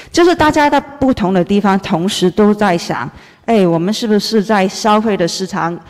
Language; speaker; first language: Chinese; non-native, fluent; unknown